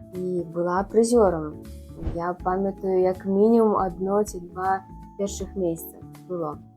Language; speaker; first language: Belarusian; non-native, local second language; Russian